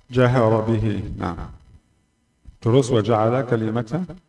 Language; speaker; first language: Arabic; non-native, fluent; Indonesian